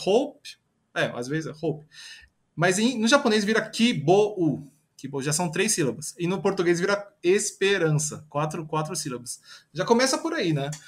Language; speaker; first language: Portuguese; early bilingual, other home language; Japanese